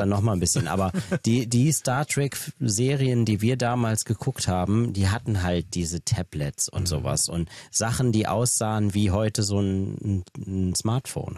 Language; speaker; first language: German; native; German